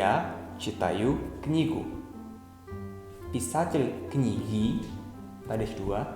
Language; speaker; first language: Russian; non-native, fluent; Indonesian